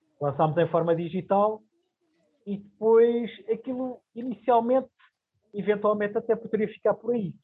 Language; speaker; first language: Portuguese; native; Portuguese